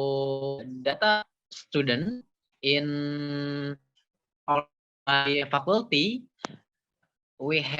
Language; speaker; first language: English; non-native, learner; Indonesian